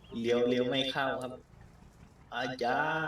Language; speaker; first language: Thai; native; Thai